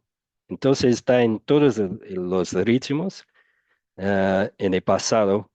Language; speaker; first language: Spanish; non-native, fluent; Portuguese